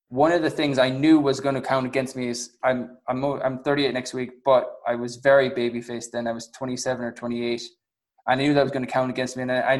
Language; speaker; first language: English; native; English